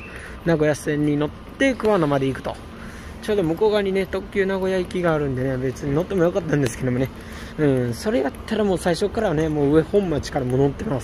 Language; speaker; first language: Japanese; native; Japanese